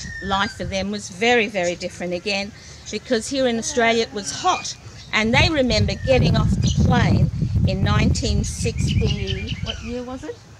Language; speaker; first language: English; early bilingual, other home language; Portuguese